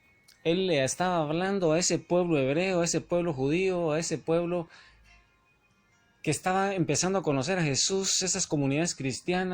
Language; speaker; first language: Spanish; native; Spanish